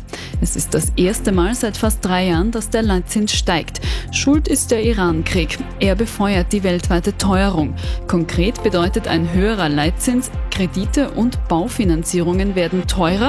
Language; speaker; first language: German; native; German